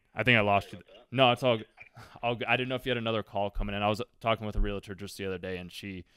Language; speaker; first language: English; native; English